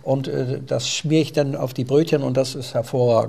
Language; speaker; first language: German; native; German